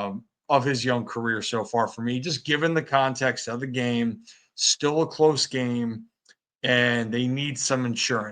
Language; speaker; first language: English; native; English